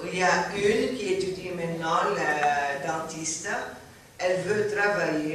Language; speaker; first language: French; non-native, fluent; Arabic